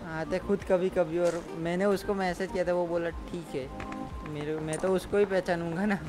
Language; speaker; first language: Hindi; non-native, local second language; Gujarati